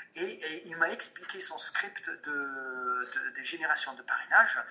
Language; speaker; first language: French; non-native, fluent; English